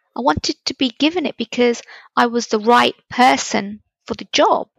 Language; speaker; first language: English; native; English